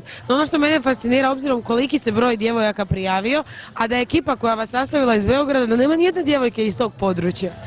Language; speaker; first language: Croatian; native; Croatian